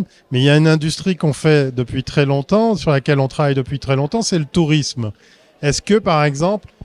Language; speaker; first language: French; native; French